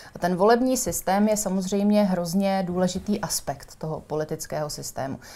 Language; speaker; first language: Czech; native; Czech